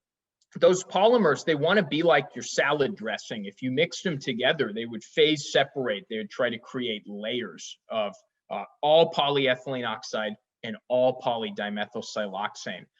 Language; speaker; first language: English; native; English